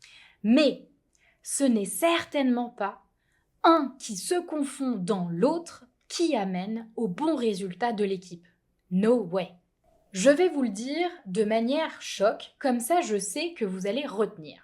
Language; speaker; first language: French; native; French